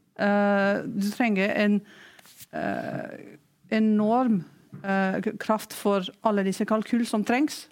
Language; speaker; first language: Norwegian; non-native, fluent; Romanian